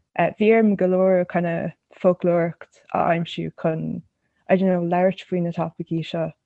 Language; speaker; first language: Irish; non-native, local second language; English